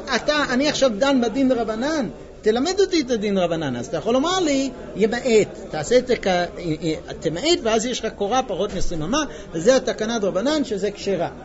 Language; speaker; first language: Hebrew; non-native, fluent; English